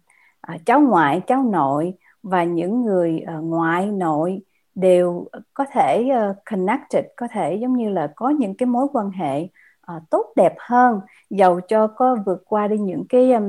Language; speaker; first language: Vietnamese; native; Vietnamese